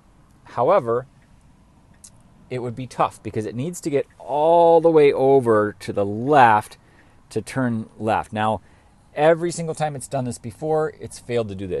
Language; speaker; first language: English; native; English